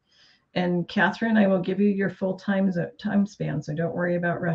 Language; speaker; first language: English; native; English